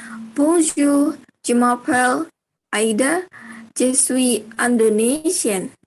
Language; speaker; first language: French; non-native, learner; Indonesian